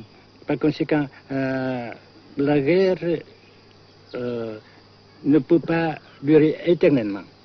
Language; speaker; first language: French; non-native, local second language; Vietnamese